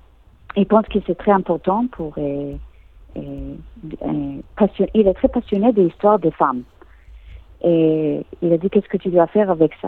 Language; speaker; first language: French; non-native, learner; English